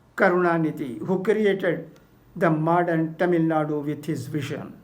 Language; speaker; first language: English; non-native, local second language; Urdu